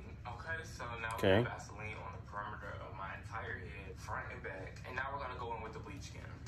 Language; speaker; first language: English; native; English